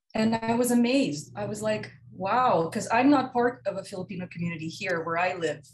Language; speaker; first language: English; non-native, local second language; Filipino